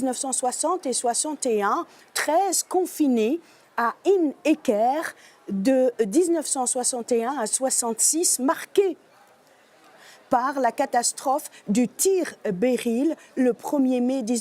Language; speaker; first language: French; native; French